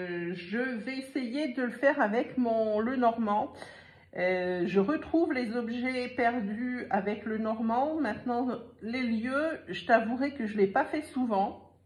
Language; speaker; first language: French; native; French